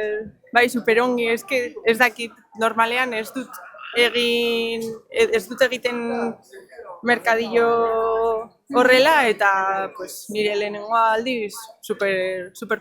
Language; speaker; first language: Basque; non-native, learner; Spanish